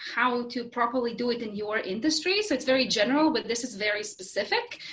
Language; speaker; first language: English; non-native, fluent; Latvian